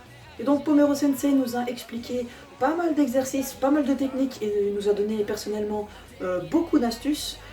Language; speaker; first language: French; native; French